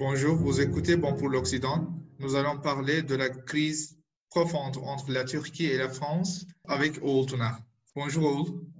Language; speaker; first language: French; non-native, fluent; Turkish